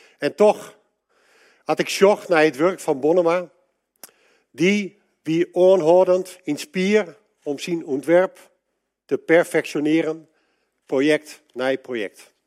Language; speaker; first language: Dutch; native; Dutch